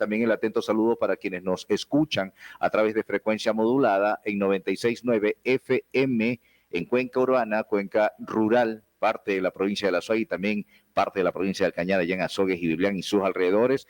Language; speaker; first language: Spanish; native; Spanish